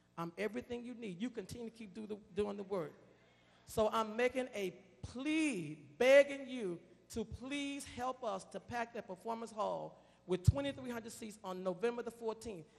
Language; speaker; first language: English; native; English